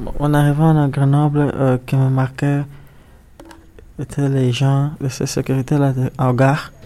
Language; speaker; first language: French; non-native, learner; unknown